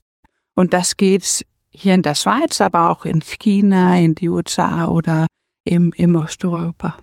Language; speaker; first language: German; non-native, learner; Danish